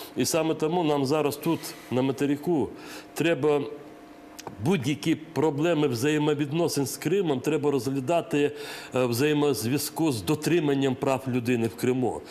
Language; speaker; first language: Ukrainian; non-native, local second language; Crimean Tatar